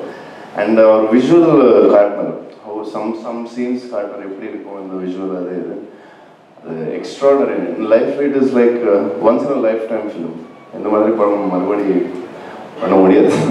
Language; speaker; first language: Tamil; non-native, learner; Telugu